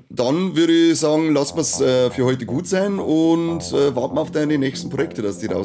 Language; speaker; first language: German; native; German